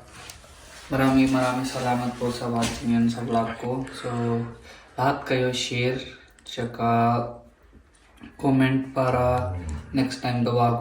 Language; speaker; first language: Filipino; non-native, learner; Hindi